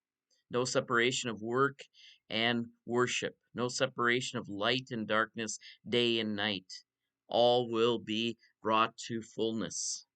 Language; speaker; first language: English; native; English